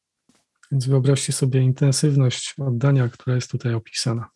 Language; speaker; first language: Polish; native; Polish